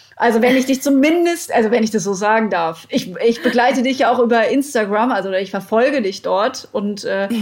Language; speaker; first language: German; native; German